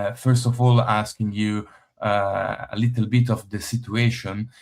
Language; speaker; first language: English; non-native, fluent; Italian